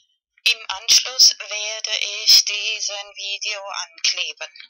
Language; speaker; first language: German; non-native, learner; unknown